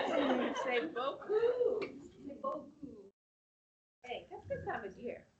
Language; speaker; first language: French; non-native, fluent; English